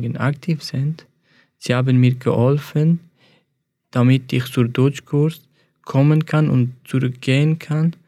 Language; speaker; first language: German; non-native, fluent; Persian